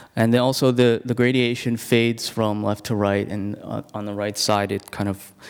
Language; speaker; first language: English; non-native, local second language; Cantonese